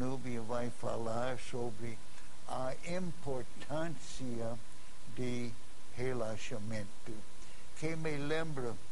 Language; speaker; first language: Portuguese; non-native, fluent; English